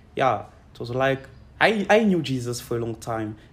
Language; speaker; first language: English; non-native, fluent; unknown